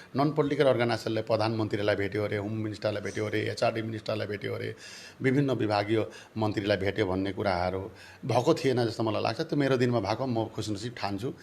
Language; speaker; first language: Nepali; native; Nepali